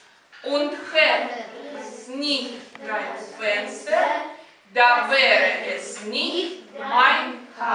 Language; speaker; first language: German; non-native, fluent; Russian